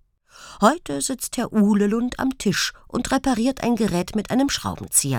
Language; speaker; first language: German; native; German